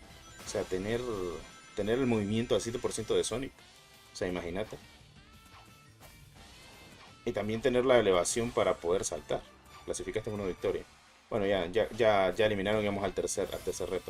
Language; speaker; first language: Spanish; native; Spanish